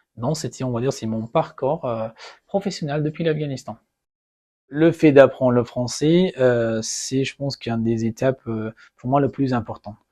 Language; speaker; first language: French; non-native, fluent; Persian